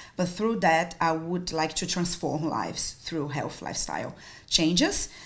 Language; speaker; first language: English; non-native, fluent; Portuguese